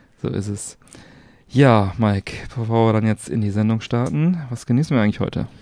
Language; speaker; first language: German; native; German